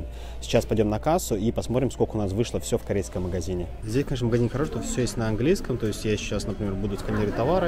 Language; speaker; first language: Russian; native; Russian